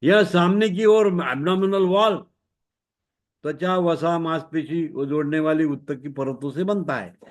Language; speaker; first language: Hindi; non-native, local second language; Marathi